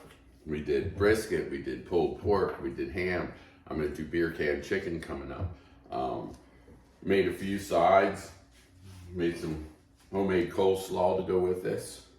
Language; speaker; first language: English; native; English